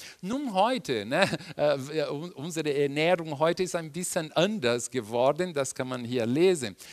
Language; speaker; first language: German; non-native, fluent; Portuguese